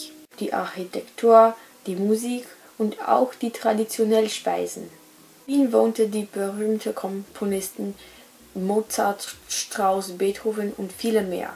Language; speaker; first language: German; non-native, learner; Polish